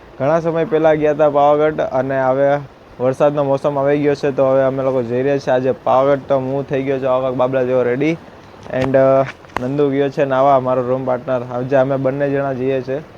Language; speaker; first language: Gujarati; native; Gujarati